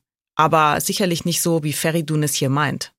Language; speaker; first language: German; native; German